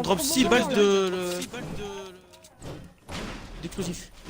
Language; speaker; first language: French; native; French